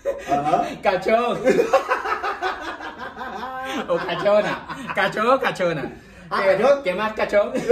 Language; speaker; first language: Spanish; native; Spanish